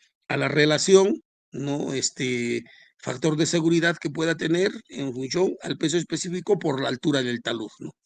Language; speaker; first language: Spanish; native; Spanish